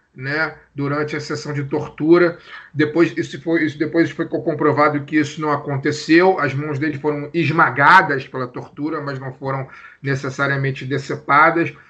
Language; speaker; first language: Portuguese; native; Portuguese